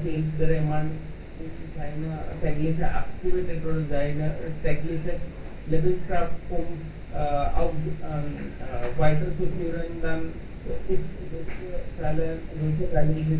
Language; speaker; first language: German; non-native, learner; Hindi